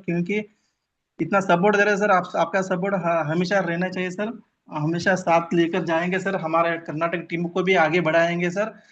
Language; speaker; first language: Hindi; non-native, local second language; Kannada